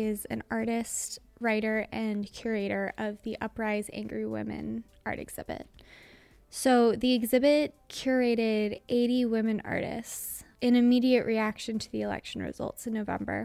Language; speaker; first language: English; native; English